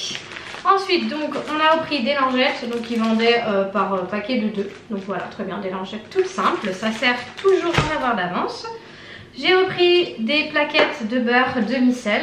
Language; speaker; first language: French; native; French